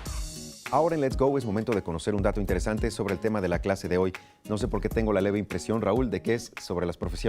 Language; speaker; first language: Spanish; native; Spanish